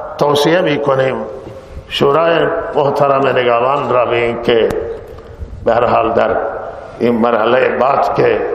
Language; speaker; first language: Persian; non-native, local second language; Baluchi